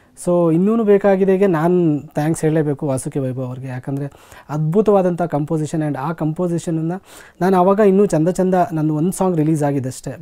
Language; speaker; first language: Kannada; native; Kannada